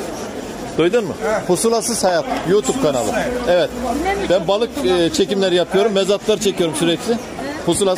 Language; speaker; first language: Turkish; native; Turkish